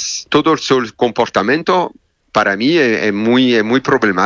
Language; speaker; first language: Spanish; non-native, learner; French